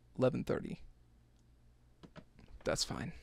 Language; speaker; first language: English; native; English